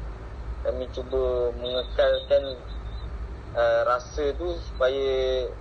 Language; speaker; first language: Malay; native; Malay